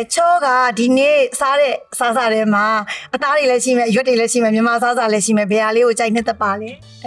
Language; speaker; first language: Burmese; native; Burmese